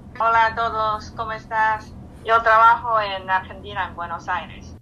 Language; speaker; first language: Spanish; non-native, fluent; Chinese